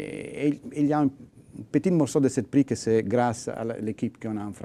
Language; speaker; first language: French; non-native, fluent; Italian